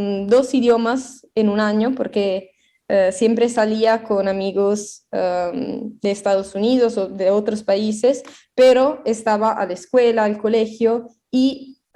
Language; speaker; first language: Spanish; non-native, fluent; Italian